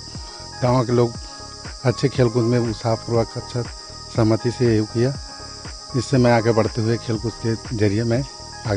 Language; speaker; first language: Hindi; non-native, local second language; Chhattisgarhi